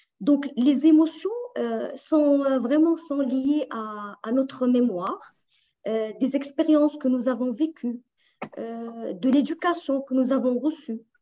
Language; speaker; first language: French; non-native, local second language; Arabic